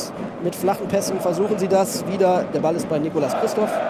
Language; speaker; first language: German; native; German